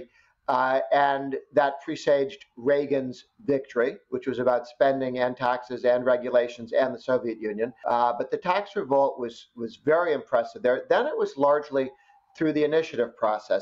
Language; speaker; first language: English; native; English